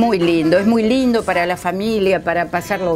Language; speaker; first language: Spanish; native; Spanish